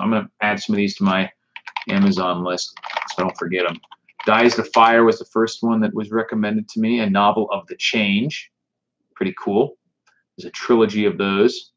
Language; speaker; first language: English; native; English